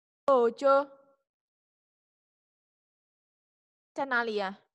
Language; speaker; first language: Chinese; non-native, fluent; Indonesian